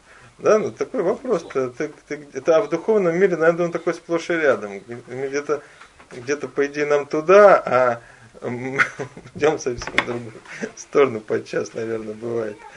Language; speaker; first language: Russian; native; Russian